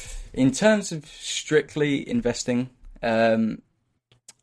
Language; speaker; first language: English; native; English